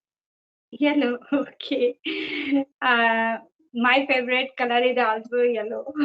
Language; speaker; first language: English; non-native, fluent; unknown